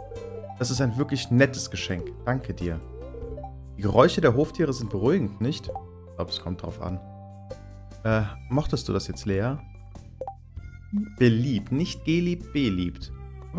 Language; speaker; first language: German; native; German